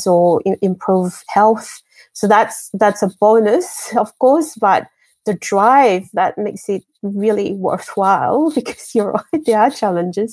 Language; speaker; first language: English; non-native, fluent; French